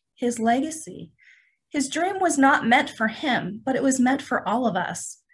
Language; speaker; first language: English; native; English